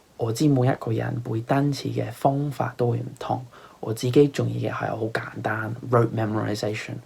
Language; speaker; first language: Cantonese; non-native, fluent; English